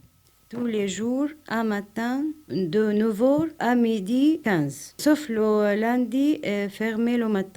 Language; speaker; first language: French; non-native, learner; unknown